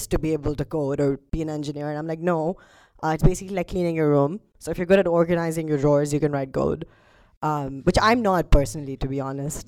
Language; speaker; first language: English; non-native, local second language; Urdu